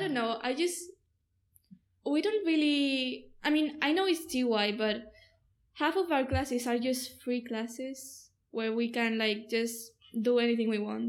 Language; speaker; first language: English; non-native, fluent; Spanish